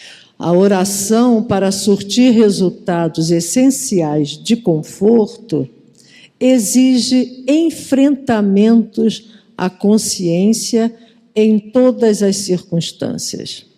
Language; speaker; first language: Portuguese; native; Portuguese